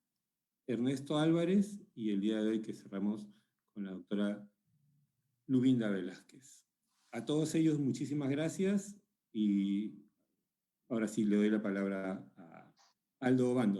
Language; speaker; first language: Spanish; native; Spanish